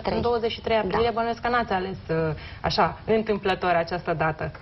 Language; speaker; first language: Romanian; native; Romanian